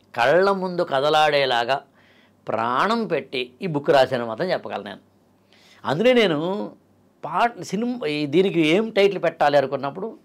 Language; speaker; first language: Telugu; native; Telugu